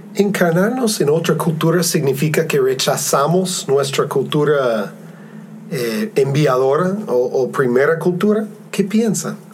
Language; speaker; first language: Spanish; non-native, fluent; English